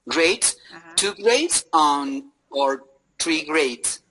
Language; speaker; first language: English; non-native, learner; Spanish